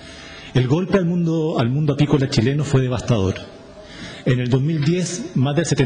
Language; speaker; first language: Spanish; native; Spanish